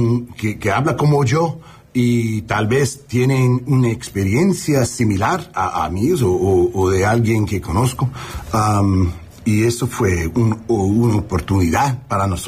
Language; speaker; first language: Spanish; non-native, learner; English